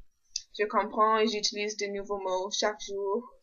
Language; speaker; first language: French; non-native, local second language; English